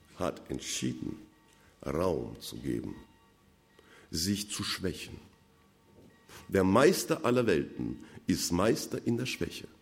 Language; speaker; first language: German; non-native, fluent; Russian